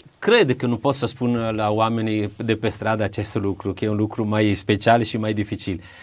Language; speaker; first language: Romanian; non-native, fluent; Italian